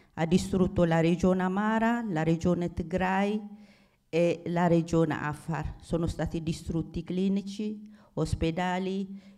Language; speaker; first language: Italian; non-native, fluent; Amharic